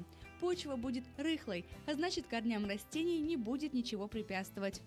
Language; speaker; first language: Russian; native; Russian